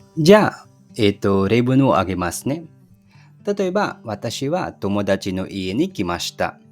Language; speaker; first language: Japanese; non-native, fluent; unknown